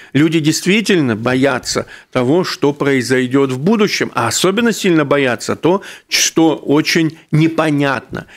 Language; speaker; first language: Russian; native; Russian